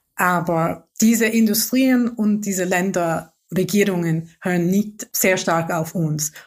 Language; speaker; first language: German; non-native, fluent; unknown